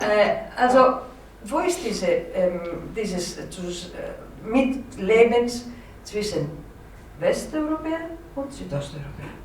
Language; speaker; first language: German; non-native, fluent; Greek